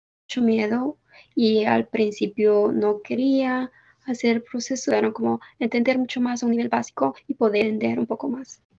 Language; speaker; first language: Spanish; early bilingual, heritage; Spanish